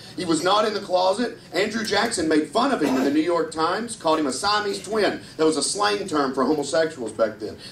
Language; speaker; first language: English; native; English